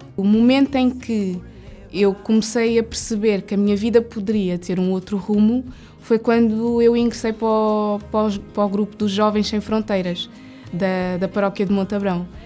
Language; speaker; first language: Portuguese; early bilingual, other home language; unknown